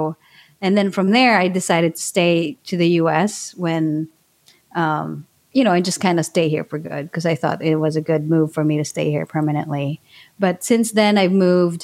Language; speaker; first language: English; non-native, local second language; Filipino